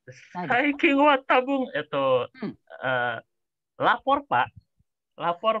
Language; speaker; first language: Japanese; non-native, learner; Indonesian